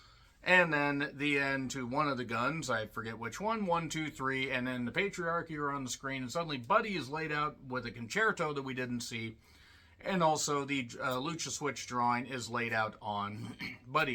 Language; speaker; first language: English; native; English